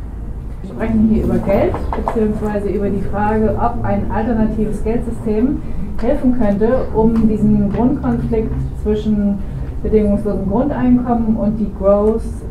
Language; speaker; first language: German; native; German